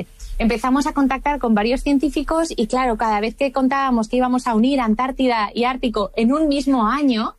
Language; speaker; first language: Spanish; native; Spanish